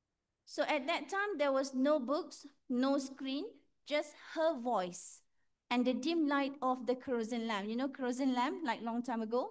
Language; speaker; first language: English; non-native, local second language; Malay